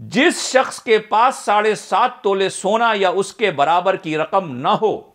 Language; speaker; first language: Urdu; native; Urdu